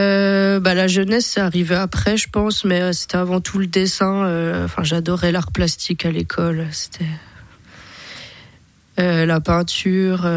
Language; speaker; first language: French; native; French